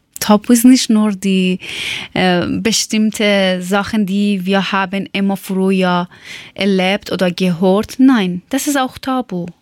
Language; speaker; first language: German; non-native, learner; Persian